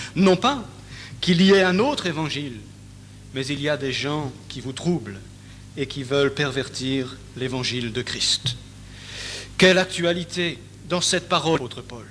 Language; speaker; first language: French; native; French